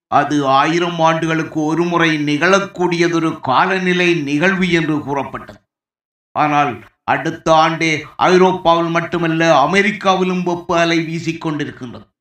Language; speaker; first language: Tamil; native; Tamil